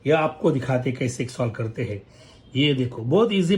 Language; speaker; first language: Hindi; non-native, local second language; Marathi